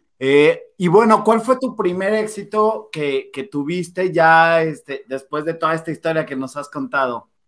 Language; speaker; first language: Spanish; native; Spanish